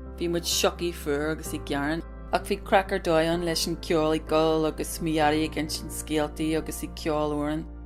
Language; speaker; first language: Irish; non-native, local second language; English